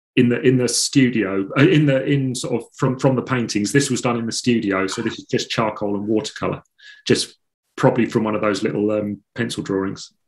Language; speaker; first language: English; native; English